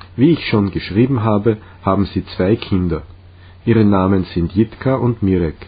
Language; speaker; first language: German; non-native, fluent; Czech